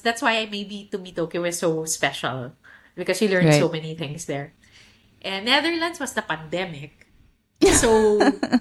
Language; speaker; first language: English; non-native, local second language; Filipino